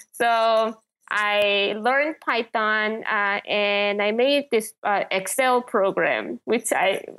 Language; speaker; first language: English; non-native, fluent; Korean